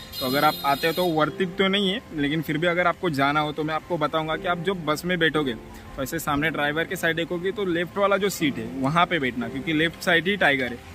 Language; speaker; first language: Hindi; non-native, local second language; Marathi